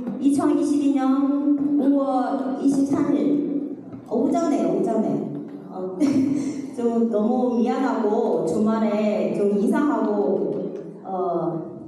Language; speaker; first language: Korean; non-native, learner; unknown